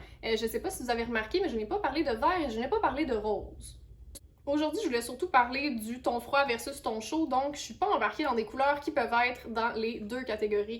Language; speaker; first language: French; native; French